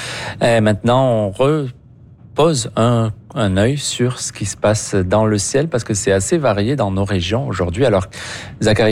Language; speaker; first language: French; native; French